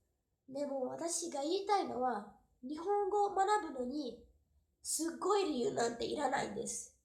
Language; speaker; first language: Japanese; non-native, fluent; Portuguese